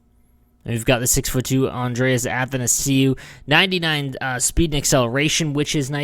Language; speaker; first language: English; native; English